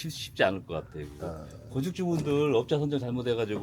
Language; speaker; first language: Korean; native; Korean